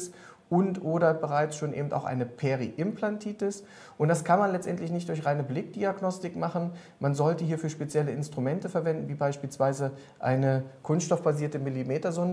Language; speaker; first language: German; native; German